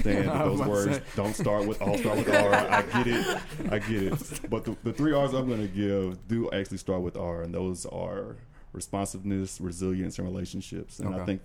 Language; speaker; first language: English; native; English